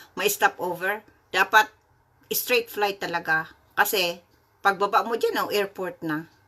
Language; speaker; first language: Filipino; non-native, local second language; Bikol